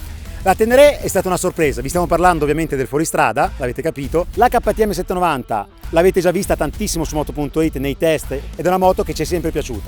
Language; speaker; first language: Italian; native; Italian